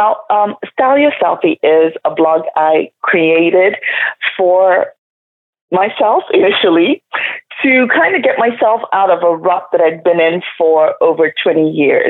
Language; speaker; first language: English; non-native, local second language; Igbo